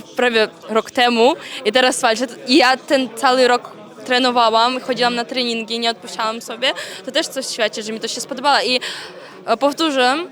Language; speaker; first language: Polish; non-native, learner; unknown